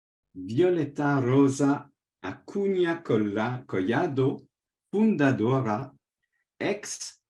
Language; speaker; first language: Spanish; non-native, fluent; French